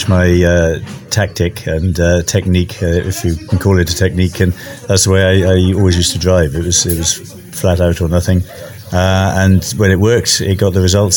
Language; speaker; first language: English; native; English